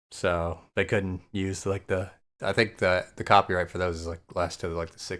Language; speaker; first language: English; native; English